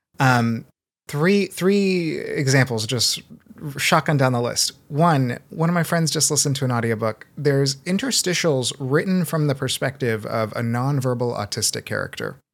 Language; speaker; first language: English; early bilingual, other home language; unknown